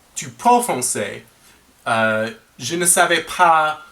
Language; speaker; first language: French; non-native, learner; English